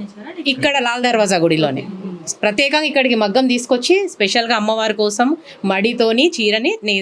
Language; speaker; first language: Telugu; native; Telugu